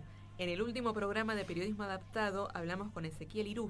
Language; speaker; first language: Spanish; native; Spanish